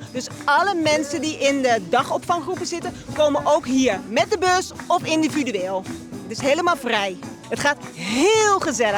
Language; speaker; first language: Dutch; non-native, local second language; Papiamento